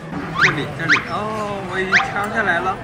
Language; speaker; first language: Chinese; native; Chinese